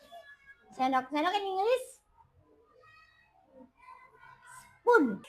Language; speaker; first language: English; non-native, learner; Indonesian